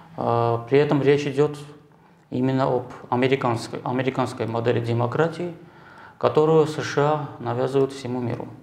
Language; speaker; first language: Russian; non-native, local second language; Armenian